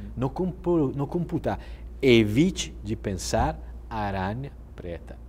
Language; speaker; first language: Portuguese; non-native, fluent; Italian